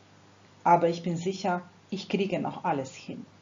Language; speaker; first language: German; non-native, fluent; Croatian